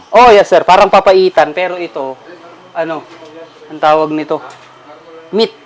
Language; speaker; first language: Filipino; non-native, local second language; Iloko